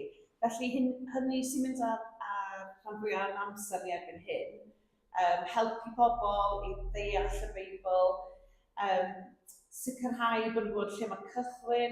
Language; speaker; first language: Welsh; native; Welsh